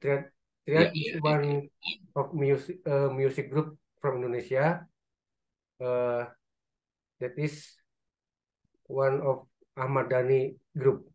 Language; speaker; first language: English; non-native, learner; Indonesian